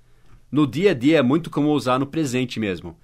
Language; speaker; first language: Portuguese; non-native, fluent; English